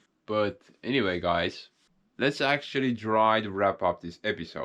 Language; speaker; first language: English; non-native, fluent; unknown